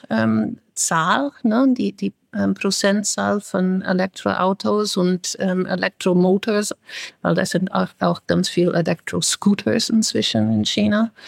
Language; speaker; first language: German; non-native, fluent; English